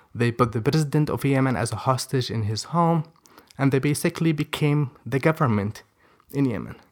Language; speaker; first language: English; non-native, fluent; Arabic